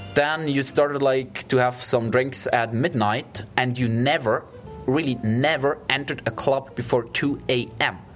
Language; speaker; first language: English; non-native, fluent; German